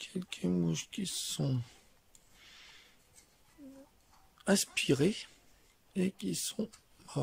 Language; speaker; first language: French; native; French